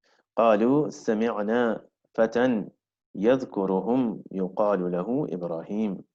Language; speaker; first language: Arabic; non-native, fluent; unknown